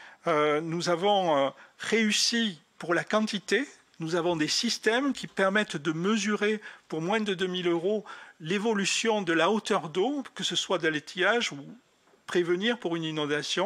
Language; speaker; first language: French; native; French